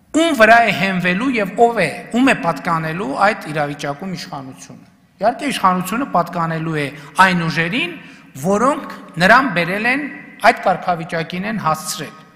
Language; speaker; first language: Armenian; native; Armenian